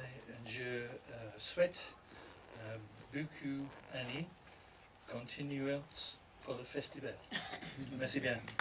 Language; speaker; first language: French; non-native, learner; English